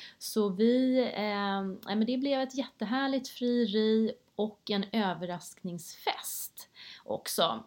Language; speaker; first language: Swedish; native; Swedish